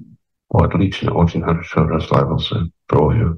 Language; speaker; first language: Russian; non-native, fluent; English